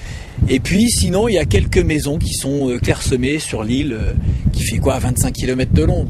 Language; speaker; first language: French; native; French